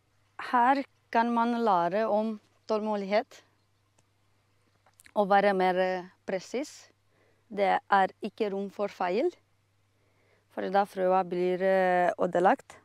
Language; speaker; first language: Norwegian; non-native, fluent; Romanian